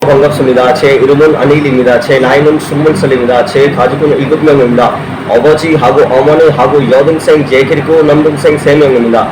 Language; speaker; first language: Korean; non-native, learner; Sindhi